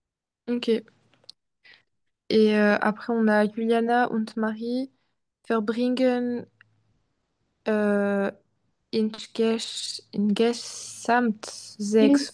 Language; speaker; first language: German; non-native, learner; French